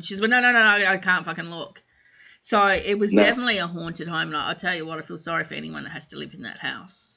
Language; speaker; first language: English; native; English